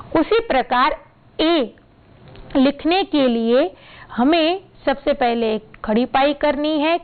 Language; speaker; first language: Hindi; non-native, local second language; Gujarati